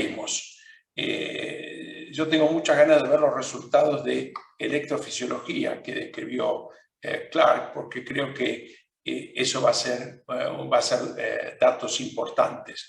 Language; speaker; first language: Spanish; non-native, fluent; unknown